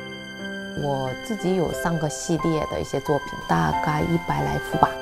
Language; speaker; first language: Chinese; non-native, fluent; Korean